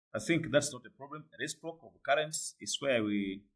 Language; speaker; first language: English; non-native, local second language; Swahili